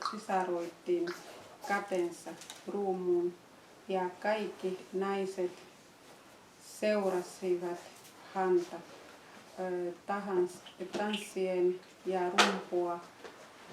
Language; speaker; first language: Finnish; non-native, fluent; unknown